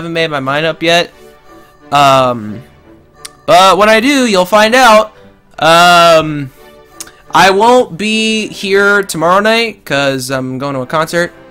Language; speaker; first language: English; native; English